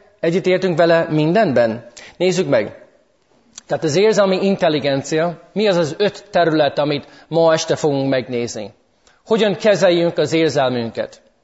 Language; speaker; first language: Hungarian; early bilingual, heritage; English